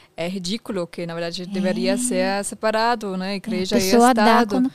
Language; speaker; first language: Portuguese; non-native, fluent; German